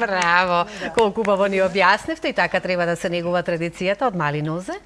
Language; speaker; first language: Macedonian; native; Macedonian